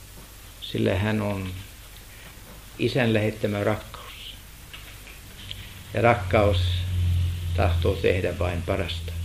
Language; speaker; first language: Finnish; non-native, fluent; German